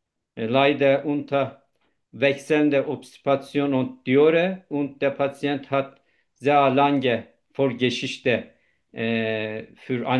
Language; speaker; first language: German; non-native, learner; Turkish